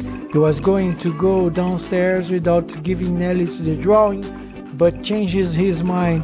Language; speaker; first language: English; non-native, fluent; Portuguese